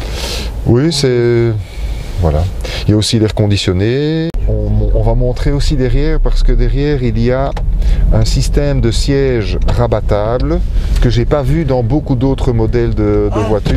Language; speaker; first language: French; native; French